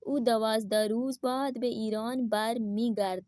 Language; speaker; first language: Persian; non-native, fluent; Urdu